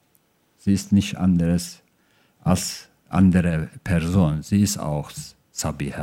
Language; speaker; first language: German; non-native, fluent; Turkish